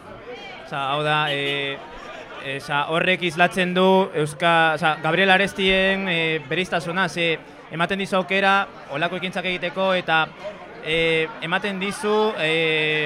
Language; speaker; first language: Basque; non-native, local second language; Spanish